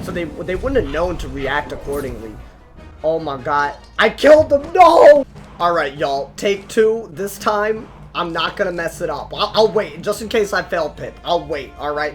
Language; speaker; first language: English; native; English